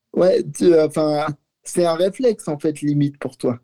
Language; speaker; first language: French; native; French